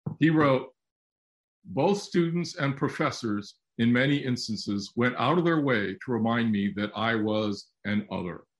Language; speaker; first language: English; native; English